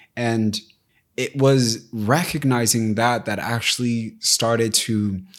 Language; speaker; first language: English; native; English